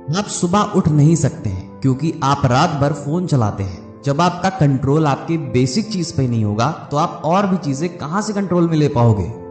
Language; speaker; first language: Hindi; native; Hindi